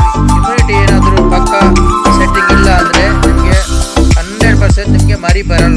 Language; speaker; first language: Kannada; native; Kannada